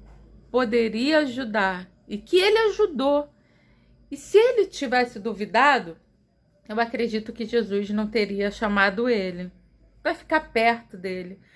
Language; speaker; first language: Portuguese; native; Portuguese